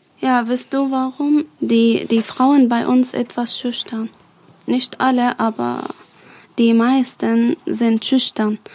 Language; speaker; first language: German; non-native, learner; Arabic